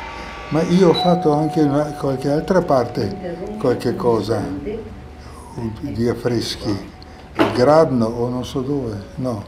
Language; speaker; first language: Italian; non-native, local second language; Slovenian